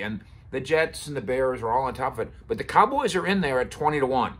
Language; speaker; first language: English; native; English